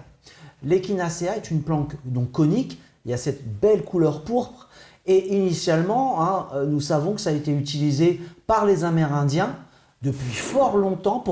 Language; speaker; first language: French; native; French